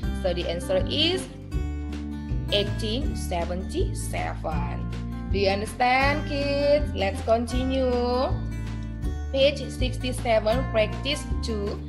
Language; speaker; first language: English; non-native, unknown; Indonesian